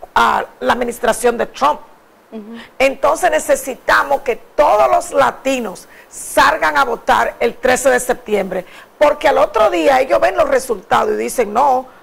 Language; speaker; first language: Spanish; native; Spanish